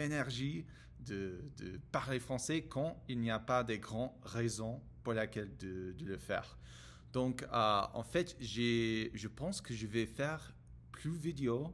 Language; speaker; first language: French; non-native, learner; English